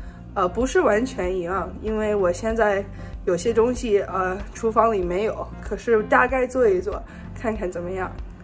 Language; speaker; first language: Chinese; early bilingual, heritage; Chinese